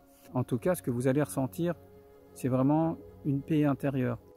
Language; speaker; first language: French; native; French